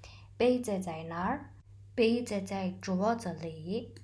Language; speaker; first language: Chinese; non-native, learner; Mongolian